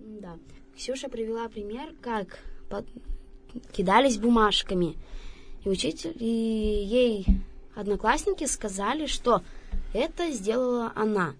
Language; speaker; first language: Russian; native; Russian